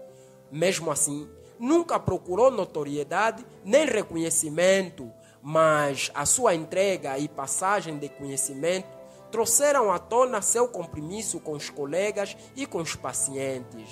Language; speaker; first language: Portuguese; native; Portuguese